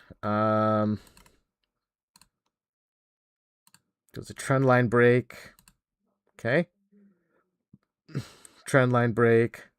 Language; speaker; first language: English; native; English